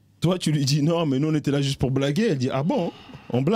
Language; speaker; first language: French; native; French